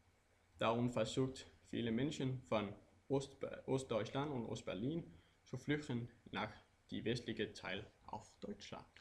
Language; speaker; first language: German; non-native, learner; Danish